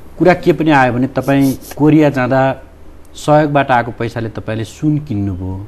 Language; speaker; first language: Nepali; native; Nepali